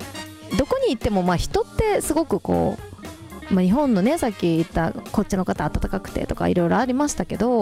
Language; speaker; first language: Japanese; native; Japanese